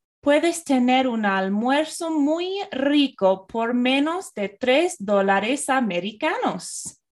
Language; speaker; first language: Spanish; non-native, fluent; English